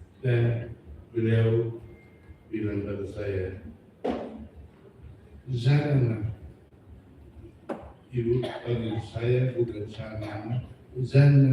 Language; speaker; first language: Indonesian; non-native, fluent; German